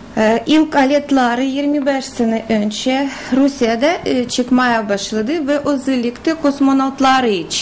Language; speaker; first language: Turkish; non-native, learner; Russian